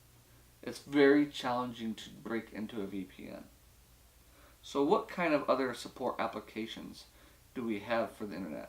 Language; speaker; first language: English; native; English